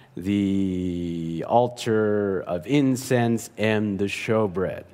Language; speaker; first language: English; native; English